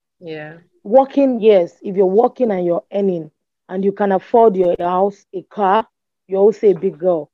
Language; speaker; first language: English; non-native, local second language; Igbo